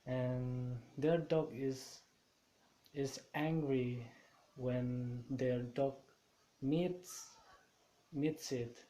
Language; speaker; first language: English; non-native, learner; Indonesian